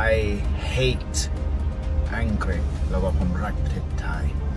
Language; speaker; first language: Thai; non-native, learner; English